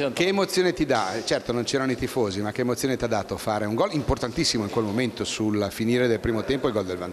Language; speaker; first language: Italian; native; Italian